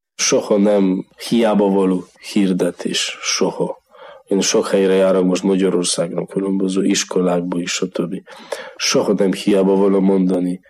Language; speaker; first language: Hungarian; non-native, learner; Polish